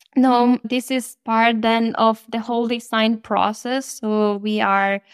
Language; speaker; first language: English; non-native, fluent; Spanish